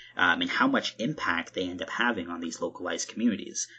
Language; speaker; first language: English; native; English